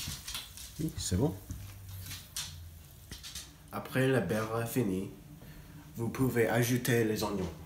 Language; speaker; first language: French; non-native, learner; English